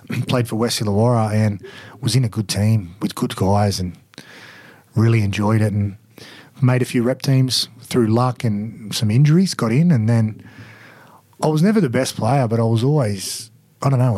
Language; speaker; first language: English; native; English